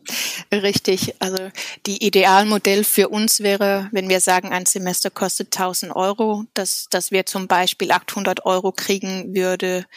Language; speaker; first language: German; non-native, fluent; Danish